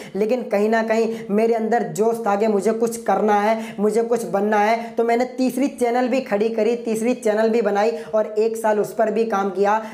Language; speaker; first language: Hindi; non-native, local second language; Gujarati